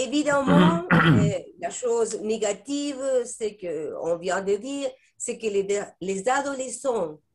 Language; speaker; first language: French; non-native, fluent; Spanish